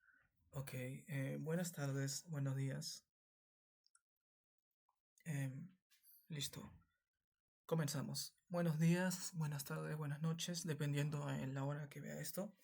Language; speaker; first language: Spanish; native; Spanish